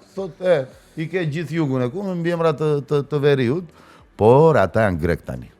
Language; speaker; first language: Albanian; native; Albanian